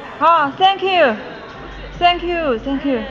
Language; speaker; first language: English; non-native, learner; Chinese